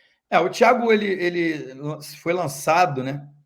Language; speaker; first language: Portuguese; native; Portuguese